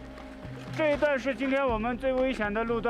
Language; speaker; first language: Chinese; native; Chinese